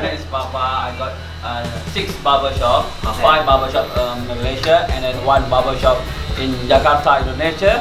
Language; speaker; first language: English; non-native, learner; Malay